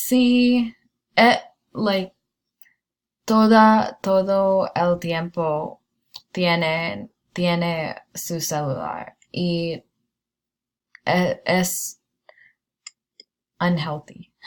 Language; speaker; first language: Spanish; non-native, learner; English